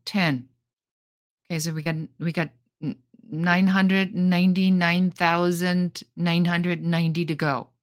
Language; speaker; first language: English; non-native, fluent; German